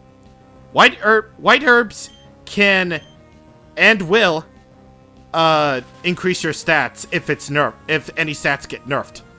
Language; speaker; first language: English; native; English